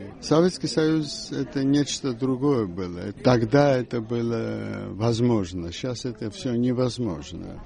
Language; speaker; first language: Russian; non-native, local second language; Georgian